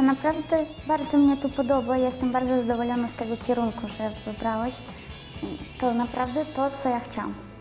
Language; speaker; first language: Polish; non-native, learner; Ukrainian